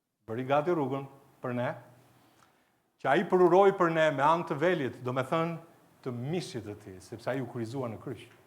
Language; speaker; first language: Albanian; native; Albanian